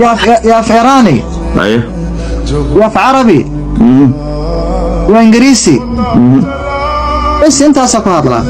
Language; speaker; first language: Arabic; non-native, local second language; Somali